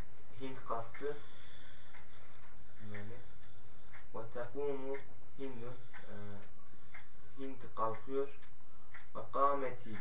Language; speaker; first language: Arabic; non-native, learner; Turkish